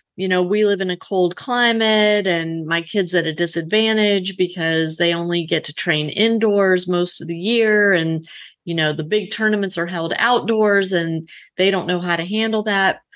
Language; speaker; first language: English; native; English